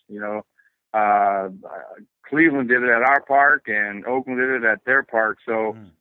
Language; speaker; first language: English; native; English